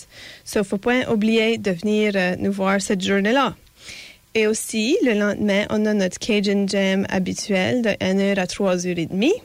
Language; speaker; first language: French; native; French